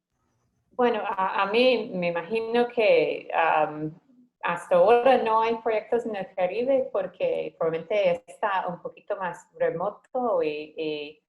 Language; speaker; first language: Spanish; non-native, fluent; English